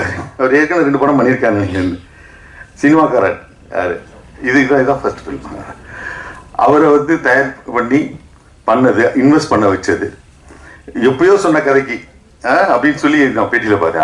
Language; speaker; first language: Tamil; native; Tamil